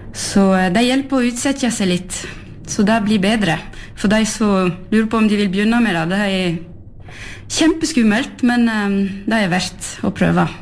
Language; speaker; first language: Norwegian; non-native, fluent; French